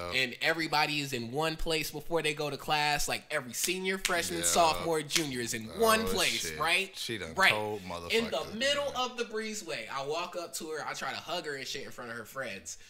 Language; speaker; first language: English; native; English